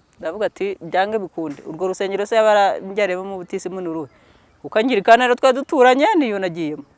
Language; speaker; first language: Kinyarwanda; native; Kinyarwanda